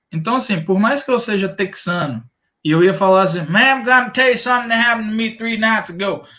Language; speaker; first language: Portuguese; native; Portuguese